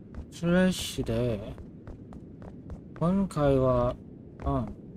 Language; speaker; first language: Japanese; non-native, learner; Malay